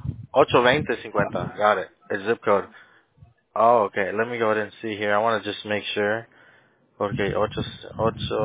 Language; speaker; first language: English; early bilingual, other home language; Spanish